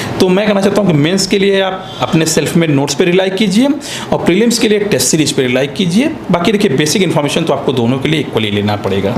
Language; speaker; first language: Hindi; native; Hindi